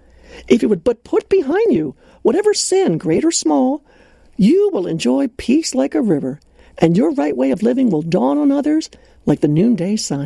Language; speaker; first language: English; native; English